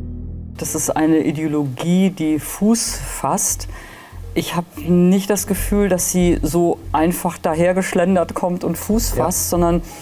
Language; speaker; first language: German; native; German